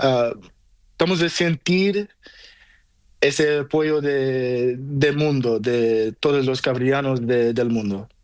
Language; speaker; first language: Spanish; non-native, learner; Portuguese